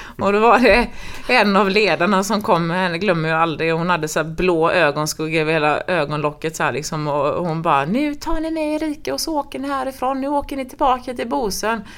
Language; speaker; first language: Swedish; native; Swedish